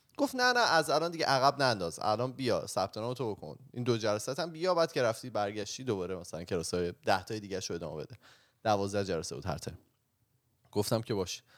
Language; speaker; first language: Persian; native; Persian